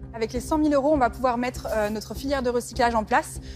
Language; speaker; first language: French; native; French